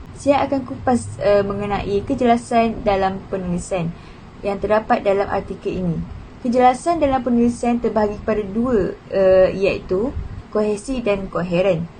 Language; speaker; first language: Malay; native; Malay